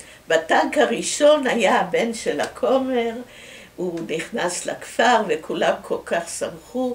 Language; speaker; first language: Hebrew; early bilingual, other home language; Dutch